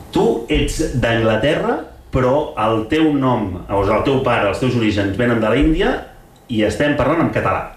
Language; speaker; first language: Catalan; native; Catalan